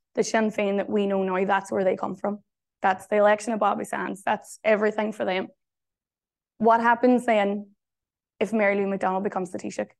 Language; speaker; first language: English; native; English